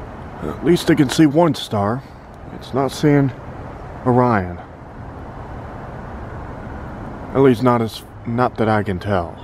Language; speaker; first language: English; native; English